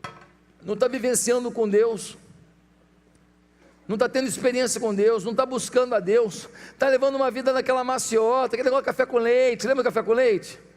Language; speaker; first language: Portuguese; native; Portuguese